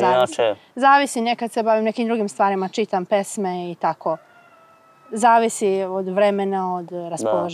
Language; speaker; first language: Serbian; native; Serbian